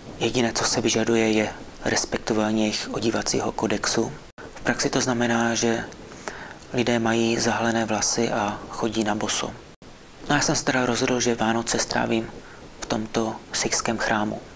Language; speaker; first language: Czech; native; Czech